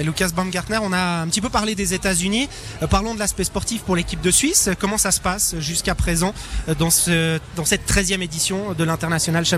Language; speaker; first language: French; native; French